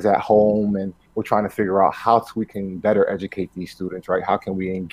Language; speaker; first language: English; early bilingual, other home language; Spanish